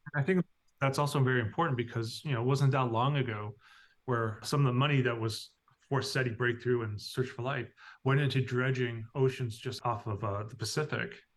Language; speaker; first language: English; native; English